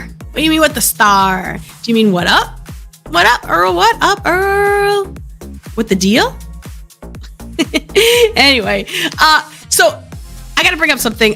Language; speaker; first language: English; native; English